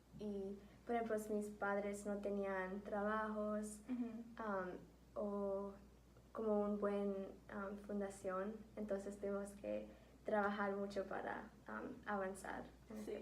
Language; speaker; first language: Spanish; early bilingual, heritage; Spanish